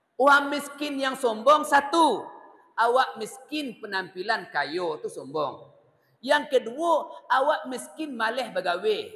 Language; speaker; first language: Malay; native; Malay